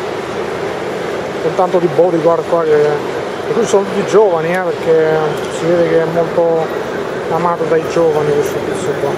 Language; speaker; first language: Italian; early bilingual, other home language; Albanian